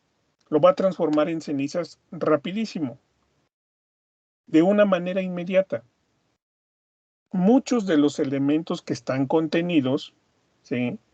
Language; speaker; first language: Spanish; native; Spanish